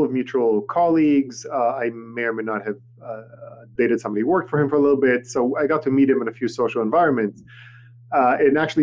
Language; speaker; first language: English; non-native, fluent; Hebrew